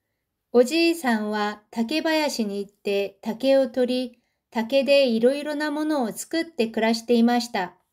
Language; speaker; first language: Japanese; non-native, fluent; Korean